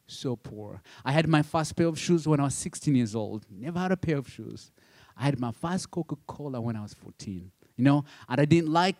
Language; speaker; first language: English; non-native, local second language; Kinyarwanda